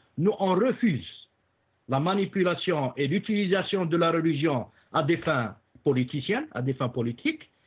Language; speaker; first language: French; non-native, local second language; Arabic